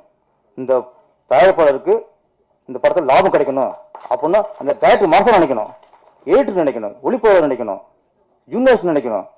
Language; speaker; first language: Tamil; native; Tamil